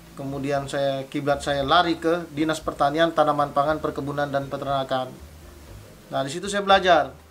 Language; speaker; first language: Indonesian; native; Indonesian